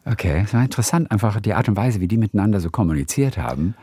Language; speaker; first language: German; native; German